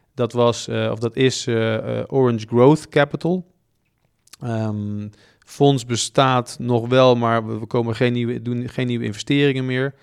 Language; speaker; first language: Dutch; native; Dutch